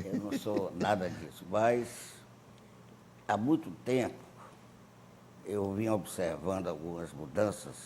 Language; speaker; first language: Portuguese; native; Portuguese